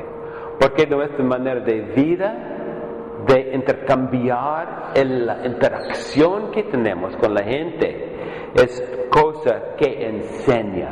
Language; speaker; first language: Spanish; non-native, fluent; English